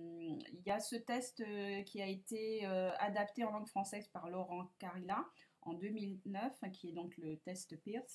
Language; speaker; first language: French; native; French